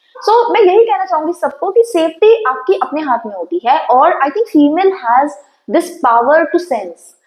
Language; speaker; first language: Hindi; native; Hindi